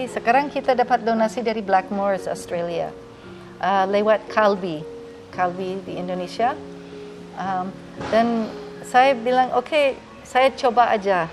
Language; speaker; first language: Indonesian; non-native, fluent; English